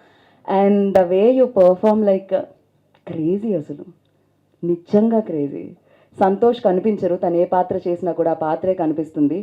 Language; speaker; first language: Telugu; native; Telugu